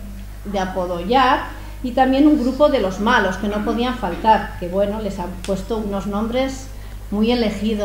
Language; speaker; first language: Spanish; native; Spanish